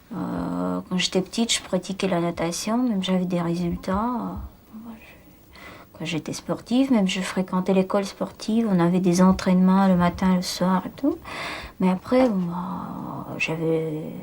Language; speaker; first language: French; non-native, fluent; Russian